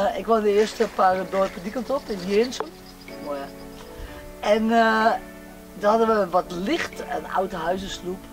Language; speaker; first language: Dutch; non-native, local second language; Western Frisian